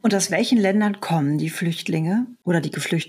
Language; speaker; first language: German; native; German